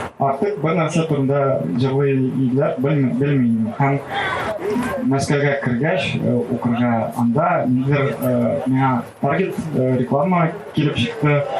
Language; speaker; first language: Tatar; non-native, local second language; Russian